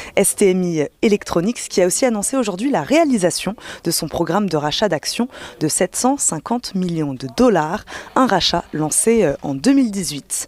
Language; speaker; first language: French; native; French